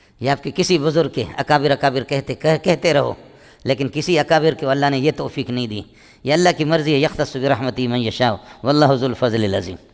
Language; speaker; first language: Urdu; non-native, local second language; Brahui